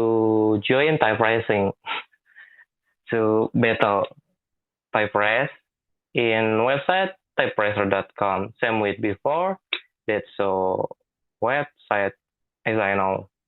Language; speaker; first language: English; non-native, learner; Indonesian